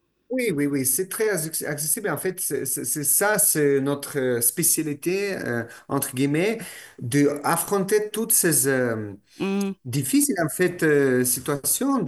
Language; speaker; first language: French; non-native, fluent; Russian